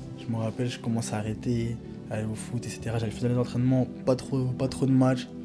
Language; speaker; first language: French; native; French